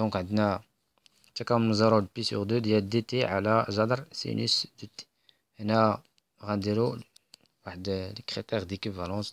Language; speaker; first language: Arabic; native; Arabic